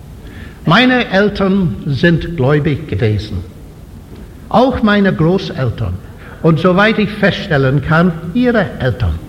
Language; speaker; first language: German; non-native, fluent; English